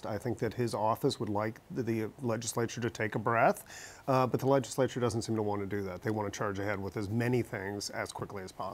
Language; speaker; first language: English; native; English